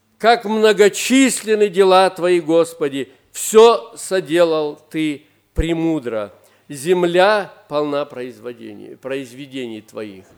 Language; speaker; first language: Russian; native; Russian